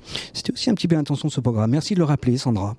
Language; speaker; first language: French; native; French